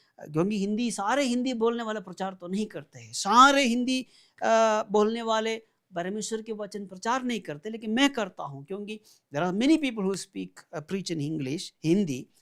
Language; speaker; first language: Hindi; non-native, local second language; Malayalam